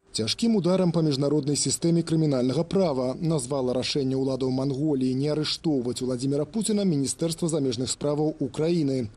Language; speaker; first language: Belarusian; non-native, local second language; Russian